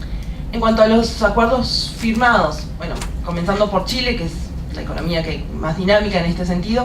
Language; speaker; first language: Spanish; native; Spanish